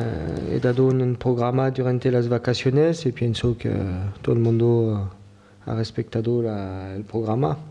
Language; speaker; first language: Spanish; non-native, learner; French